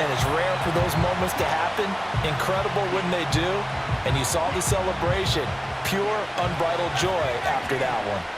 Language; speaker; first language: English; native; English